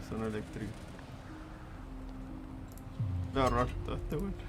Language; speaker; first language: Spanish; native; Spanish